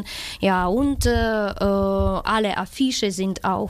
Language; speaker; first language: German; non-native, fluent; Ukrainian